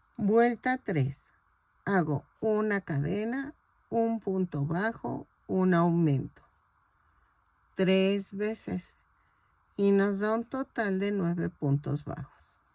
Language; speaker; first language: Spanish; native; Spanish